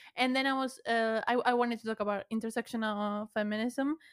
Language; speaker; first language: English; non-native, fluent; Spanish